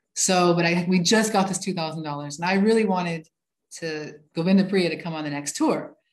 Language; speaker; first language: English; native; English